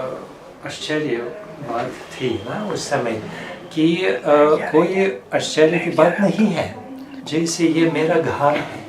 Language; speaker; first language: Hindi; non-native, fluent; Russian